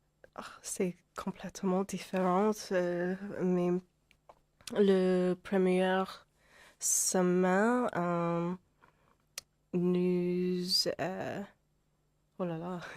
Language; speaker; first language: French; non-native, learner; English